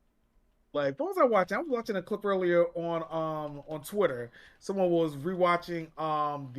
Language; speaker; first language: English; native; English